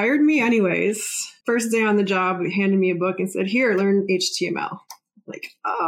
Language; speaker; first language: English; native; English